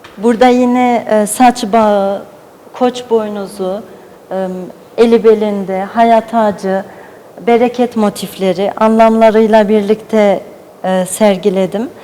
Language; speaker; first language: Turkish; early bilingual, heritage; Turkish